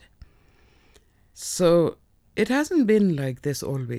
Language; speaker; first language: English; non-native, local second language; Nepali